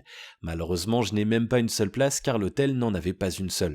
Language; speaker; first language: French; native; French